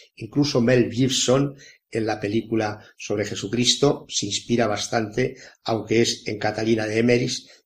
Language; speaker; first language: Spanish; native; Spanish